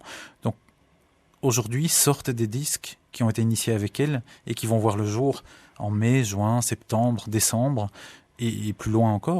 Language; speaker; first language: French; native; French